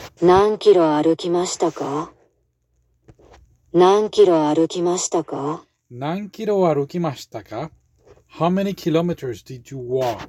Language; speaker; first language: Japanese; non-native, learner; English